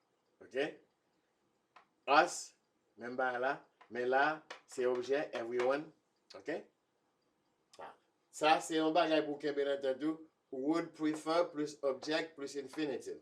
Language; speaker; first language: French; non-native, local second language; Haitian Creole